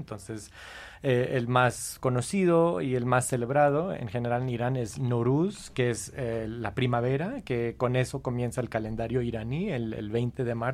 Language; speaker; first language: Spanish; non-native, fluent; English